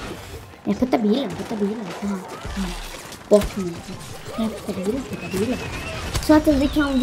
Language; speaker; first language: Swedish; early bilingual, other home language; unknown